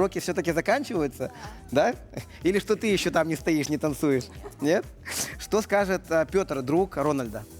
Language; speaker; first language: Russian; native; Russian